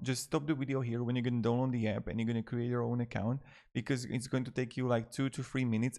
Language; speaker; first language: English; non-native, fluent; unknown